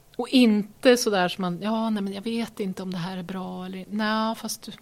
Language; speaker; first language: Swedish; native; Swedish